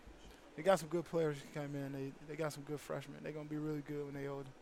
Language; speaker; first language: English; native; English